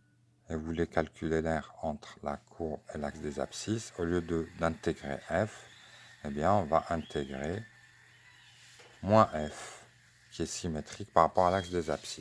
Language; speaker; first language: French; native; French